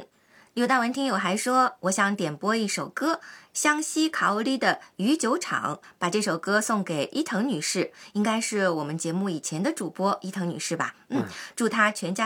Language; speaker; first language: Chinese; native; Chinese